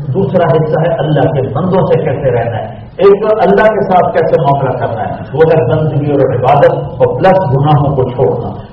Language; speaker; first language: Urdu; non-native, local second language; Punjabi